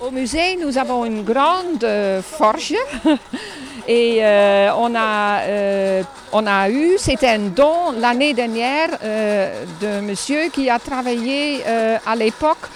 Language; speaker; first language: French; non-native, fluent; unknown